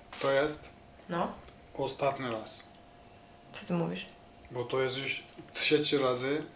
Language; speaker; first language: Polish; non-native, learner; Turkish